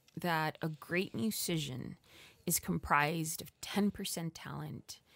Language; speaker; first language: English; early bilingual, other home language; Spanish